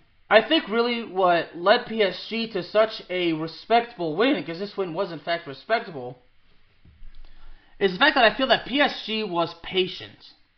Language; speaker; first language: English; early bilingual, other home language; French